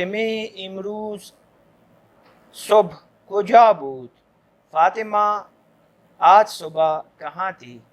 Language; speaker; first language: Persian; non-native, fluent; Urdu